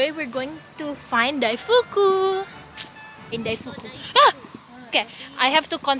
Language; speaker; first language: English; non-native, fluent; Indonesian